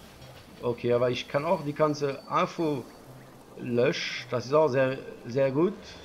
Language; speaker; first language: German; non-native, learner; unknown